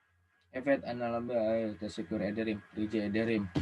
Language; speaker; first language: Turkish; non-native, learner; Indonesian